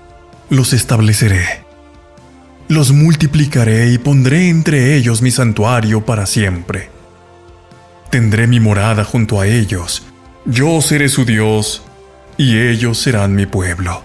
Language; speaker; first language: Spanish; native; Spanish